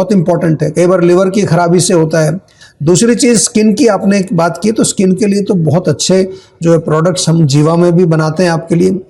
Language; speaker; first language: Hindi; native; Hindi